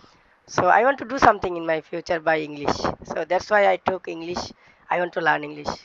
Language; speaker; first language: English; non-native, learner; Bangla